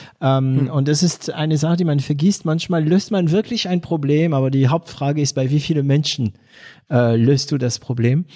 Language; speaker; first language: German; non-native, fluent; French